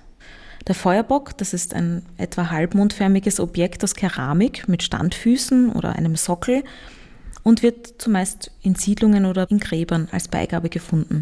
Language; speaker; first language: German; native; German